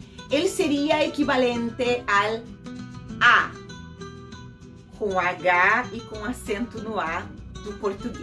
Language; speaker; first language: Spanish; non-native, fluent; Portuguese